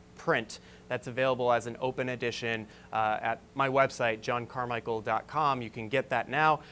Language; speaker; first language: English; native; English